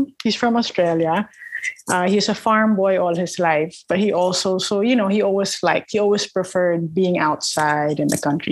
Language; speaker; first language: English; non-native, local second language; Filipino